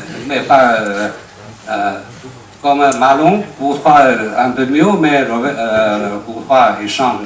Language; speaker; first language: French; non-native, learner; Chinese